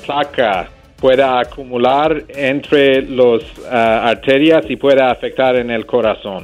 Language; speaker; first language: Spanish; non-native, fluent; English